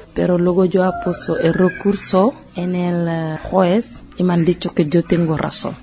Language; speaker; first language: Spanish; non-native, learner; Wolof